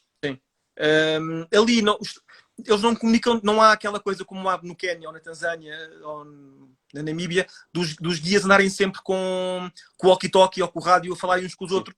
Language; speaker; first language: Portuguese; native; Portuguese